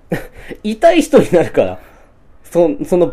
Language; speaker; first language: Japanese; native; Japanese